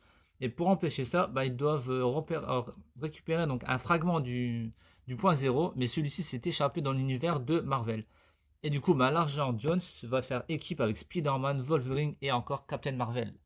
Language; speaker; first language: French; native; French